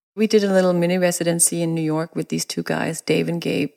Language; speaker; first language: English; non-native, fluent; Danish